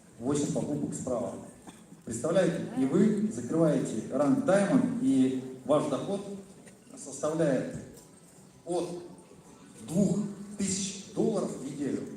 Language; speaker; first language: Russian; native; Russian